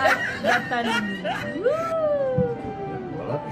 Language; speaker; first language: Japanese; native; Japanese